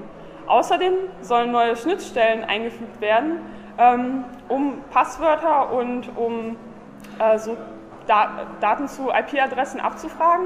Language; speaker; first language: German; native; German